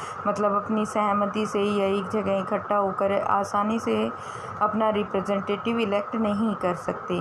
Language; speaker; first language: Hindi; native; Hindi